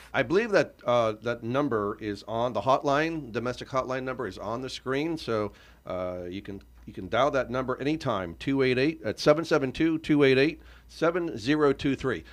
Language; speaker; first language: English; native; English